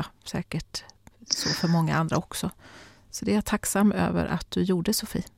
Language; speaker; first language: Swedish; native; Swedish